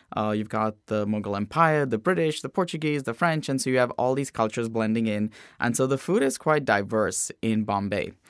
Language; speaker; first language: English; non-native, local second language; Hindi